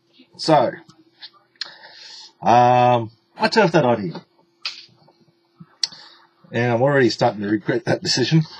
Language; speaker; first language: English; native; English